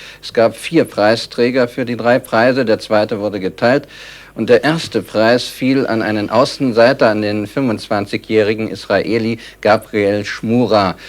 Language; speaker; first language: German; native; German